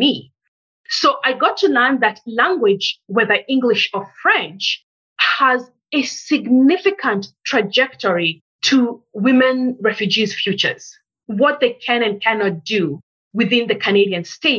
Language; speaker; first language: English; native; English